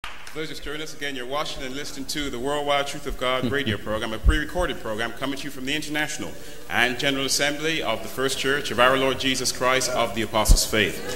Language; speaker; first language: English; native; English